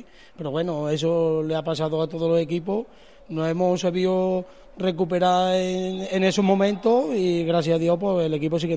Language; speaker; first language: Spanish; native; Spanish